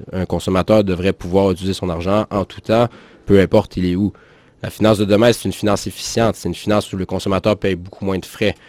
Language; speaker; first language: French; native; French